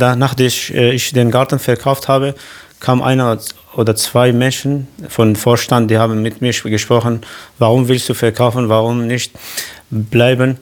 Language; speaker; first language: German; non-native, learner; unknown